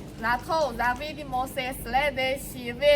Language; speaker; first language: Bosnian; non-native, learner; Chinese